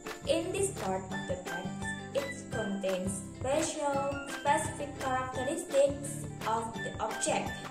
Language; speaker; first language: English; non-native, fluent; Indonesian